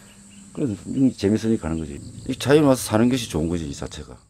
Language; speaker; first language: Korean; native; Korean